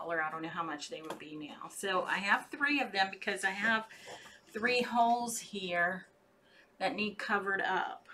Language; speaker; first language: English; native; English